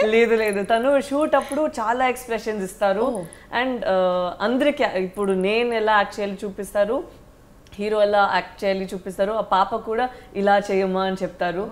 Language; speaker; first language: Telugu; non-native, learner; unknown